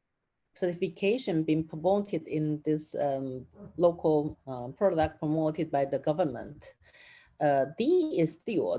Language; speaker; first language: English; non-native, fluent; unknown